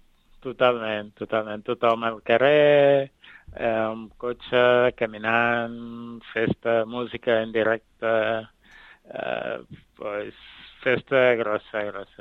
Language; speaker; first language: Catalan; non-native, fluent; Kabuverdianu